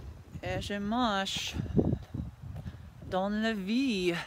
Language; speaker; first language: French; non-native, learner; English